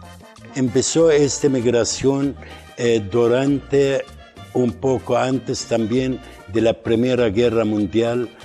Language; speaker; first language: Spanish; non-native, fluent; Arabic